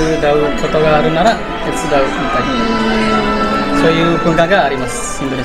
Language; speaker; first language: Japanese; non-native, fluent; Indonesian